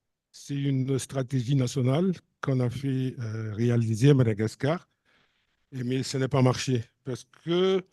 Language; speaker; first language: French; non-native, local second language; Malagasy